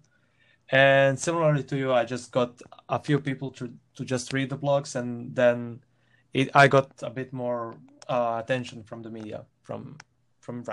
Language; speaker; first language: English; non-native, fluent; Croatian